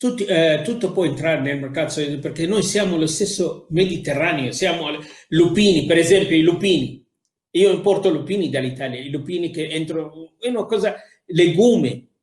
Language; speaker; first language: Italian; non-native, fluent; Arabic